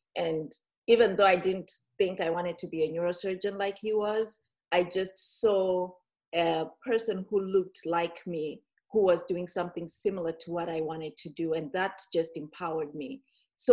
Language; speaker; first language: English; non-native, local second language; Shona